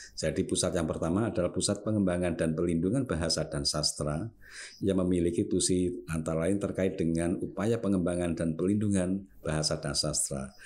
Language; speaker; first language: Indonesian; non-native, local second language; Javanese